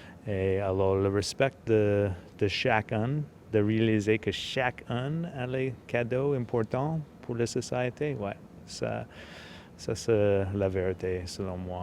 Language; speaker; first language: French; non-native, local second language; English